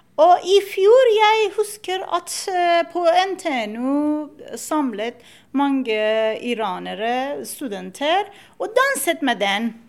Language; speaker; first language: Norwegian; non-native, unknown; Persian